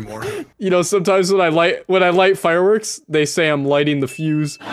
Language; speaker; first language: English; native; English